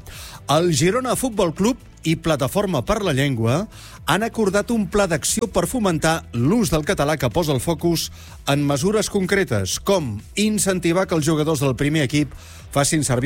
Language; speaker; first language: Catalan; native; Catalan